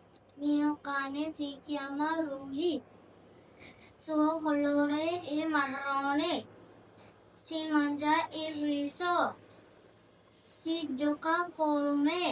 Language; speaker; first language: Italian; non-native, learner; Sinhala